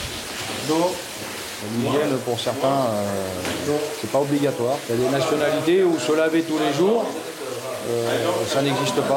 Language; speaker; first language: French; native; French